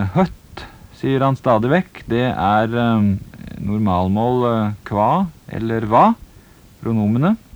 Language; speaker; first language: Norwegian; native; Norwegian